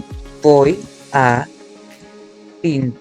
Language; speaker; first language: Spanish; non-native, fluent; English